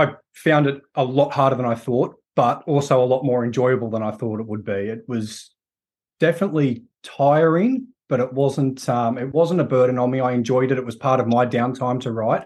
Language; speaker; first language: English; native; English